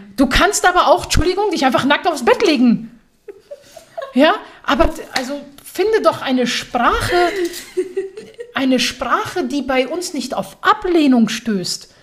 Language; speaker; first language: German; early bilingual, other home language; Persian